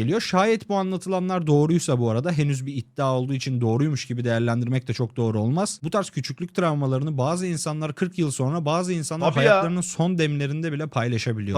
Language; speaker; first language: Turkish; native; Turkish